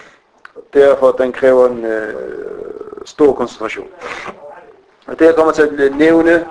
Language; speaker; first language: Danish; non-native, fluent; Arabic